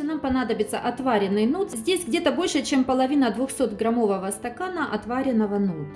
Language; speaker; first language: Russian; native; Russian